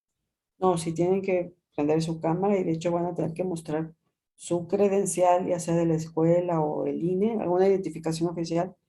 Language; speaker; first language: Spanish; native; Spanish